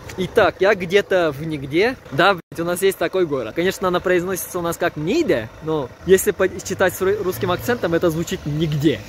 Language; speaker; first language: Russian; non-native, fluent; Turkish